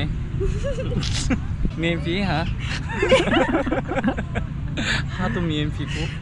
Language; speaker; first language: Vietnamese; non-native, learner; Korean